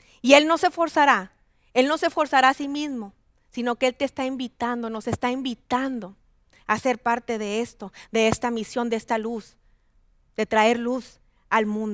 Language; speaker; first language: Spanish; native; Spanish